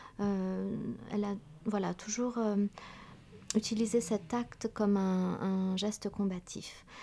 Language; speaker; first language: French; early bilingual, other home language; Vietnamese